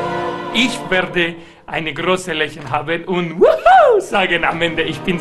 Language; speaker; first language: German; non-native, fluent; Spanish